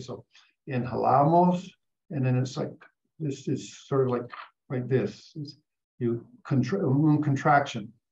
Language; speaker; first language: English; native; English